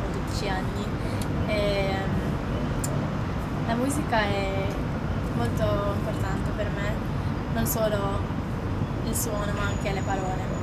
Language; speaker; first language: Italian; non-native, fluent; Maltese